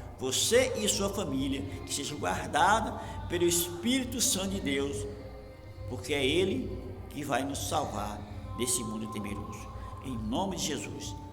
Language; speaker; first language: Portuguese; native; Portuguese